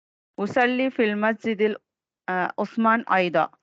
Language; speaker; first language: Arabic; non-native, learner; Tamil